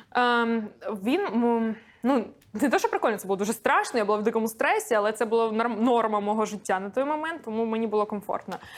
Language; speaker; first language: Ukrainian; non-native, local second language; Russian